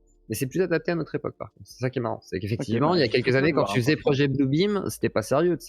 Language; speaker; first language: French; native; French